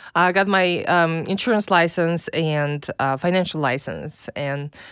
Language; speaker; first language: English; non-native, fluent; Russian